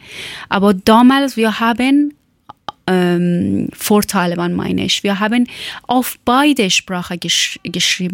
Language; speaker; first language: German; non-native, learner; Persian